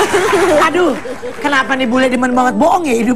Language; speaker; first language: Indonesian; native; Indonesian